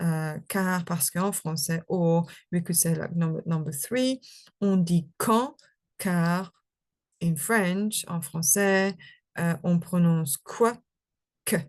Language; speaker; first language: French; non-native, fluent; English